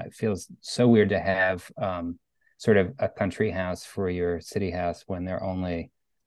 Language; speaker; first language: English; native; English